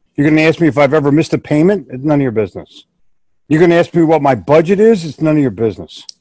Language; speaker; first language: English; native; English